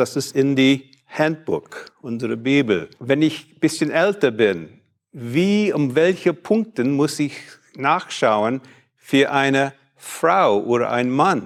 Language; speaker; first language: German; non-native, fluent; English